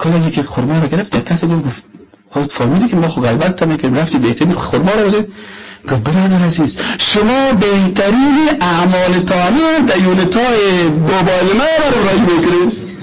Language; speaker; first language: Persian; native; Persian